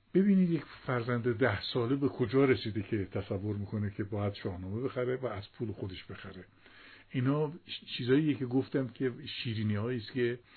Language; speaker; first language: Persian; native; Persian